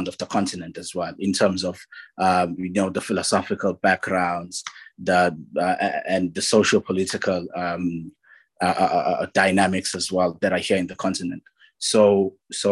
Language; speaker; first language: English; non-native, local second language; Zulu